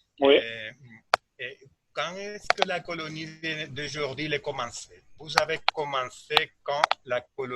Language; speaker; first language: French; non-native, learner; Spanish